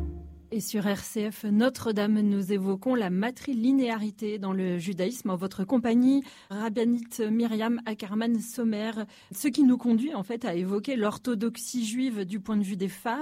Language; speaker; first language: French; native; French